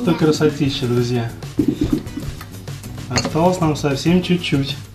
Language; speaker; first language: Russian; native; Russian